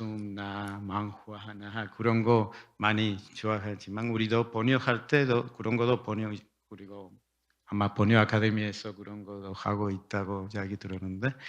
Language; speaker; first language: Korean; non-native, learner; Spanish